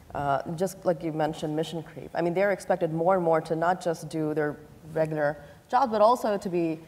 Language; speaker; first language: English; native; English